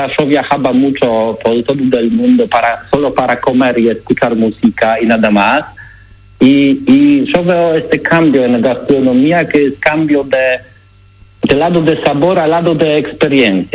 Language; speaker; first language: Spanish; non-native, learner; Polish